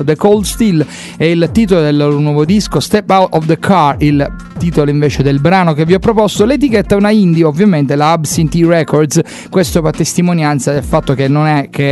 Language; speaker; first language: Italian; native; Italian